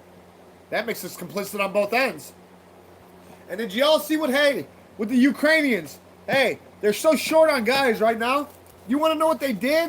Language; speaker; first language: English; native; English